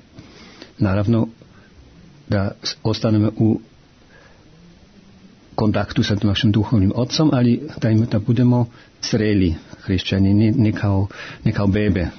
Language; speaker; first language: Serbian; non-native, fluent; German